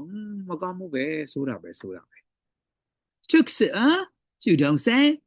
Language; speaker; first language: English; non-native, fluent; Burmese